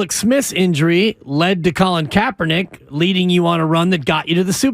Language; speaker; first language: English; native; English